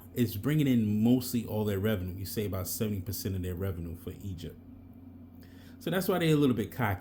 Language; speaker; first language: English; native; English